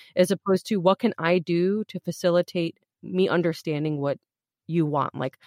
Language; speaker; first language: English; native; English